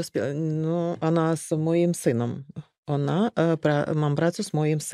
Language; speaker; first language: Slovak; non-native, learner; Ukrainian